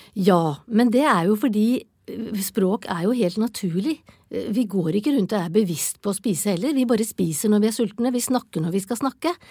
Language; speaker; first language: Norwegian; native; Norwegian